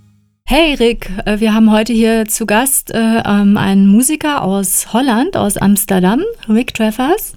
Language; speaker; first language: German; native; German